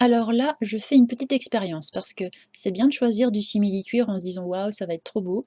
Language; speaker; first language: French; native; French